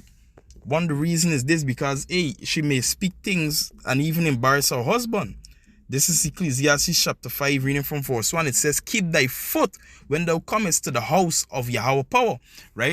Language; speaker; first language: English; native; English